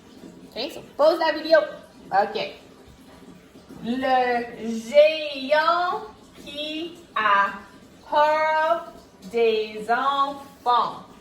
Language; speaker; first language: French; non-native, local second language; English